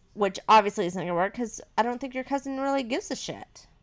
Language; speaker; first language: English; native; English